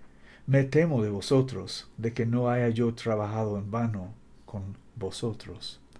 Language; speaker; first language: Spanish; non-native, fluent; English